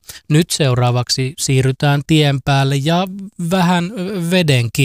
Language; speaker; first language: Finnish; native; Finnish